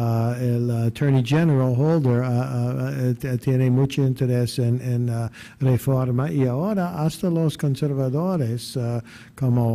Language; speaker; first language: Spanish; non-native, fluent; English